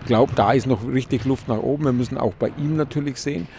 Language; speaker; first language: German; native; German